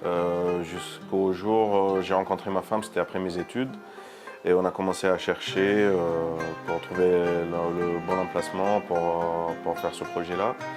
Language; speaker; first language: French; non-native, local second language; Arabic